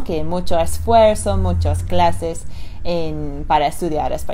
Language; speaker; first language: Spanish; non-native, fluent; English